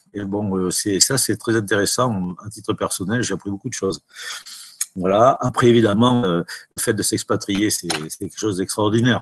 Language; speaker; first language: French; native; French